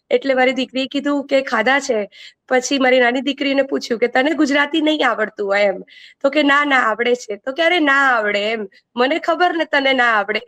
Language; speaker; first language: Gujarati; native; Gujarati